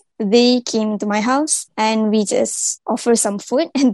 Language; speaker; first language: English; non-native, local second language; Malay